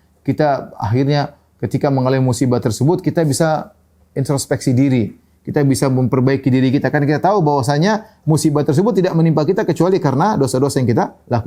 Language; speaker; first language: Indonesian; native; Indonesian